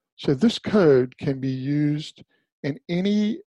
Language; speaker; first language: English; native; English